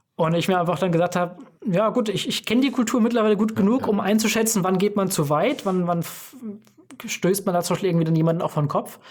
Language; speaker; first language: German; native; German